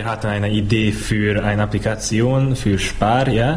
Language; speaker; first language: German; non-native, fluent; Hungarian